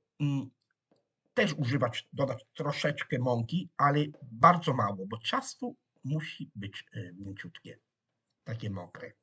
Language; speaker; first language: Polish; non-native, fluent; Italian